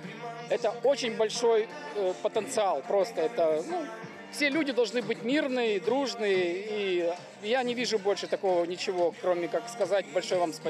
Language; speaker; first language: Russian; native; Russian